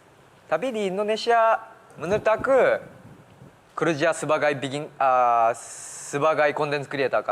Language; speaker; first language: Indonesian; early bilingual, heritage; Japanese